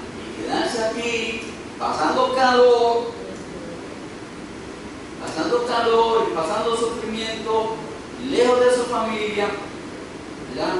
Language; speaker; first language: Spanish; native; Spanish